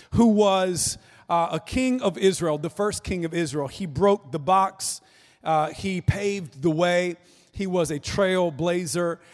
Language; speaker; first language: English; native; English